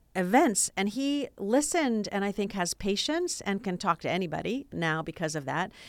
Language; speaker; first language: English; native; English